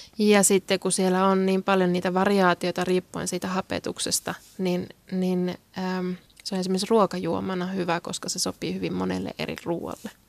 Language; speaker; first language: Finnish; non-native, local second language; Swedish